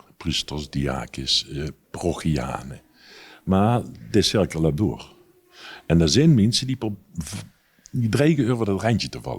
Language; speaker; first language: Dutch; native; Dutch